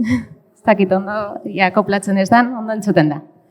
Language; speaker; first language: Basque; native; Basque